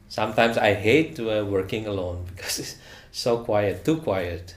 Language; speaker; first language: English; non-native, fluent; Indonesian